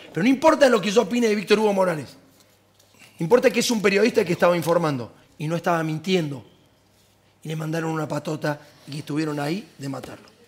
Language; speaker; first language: Spanish; native; Spanish